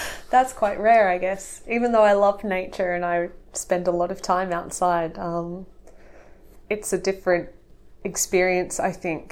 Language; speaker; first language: English; native; English